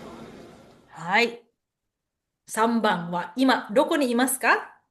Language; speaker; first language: Japanese; non-native, fluent; Indonesian